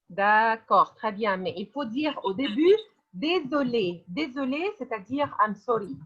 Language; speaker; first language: French; non-native, fluent; Arabic